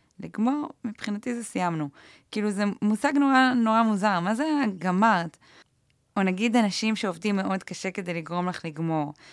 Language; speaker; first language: Hebrew; native; Hebrew